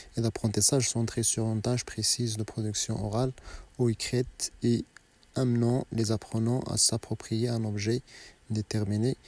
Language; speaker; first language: French; non-native, local second language; Arabic